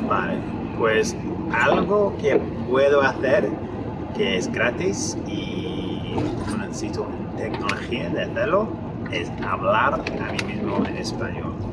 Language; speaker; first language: Spanish; non-native, learner; English